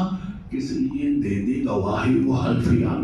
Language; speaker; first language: Hindi; native; Hindi